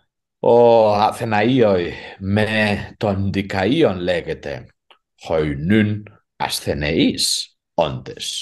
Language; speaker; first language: Greek; non-native, fluent; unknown